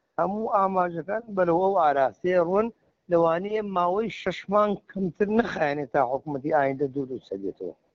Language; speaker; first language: Central Kurdish; native; Central Kurdish